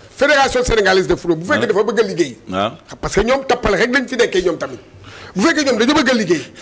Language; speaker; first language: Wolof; native; Wolof